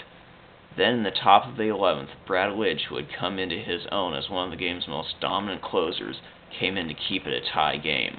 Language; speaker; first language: English; native; English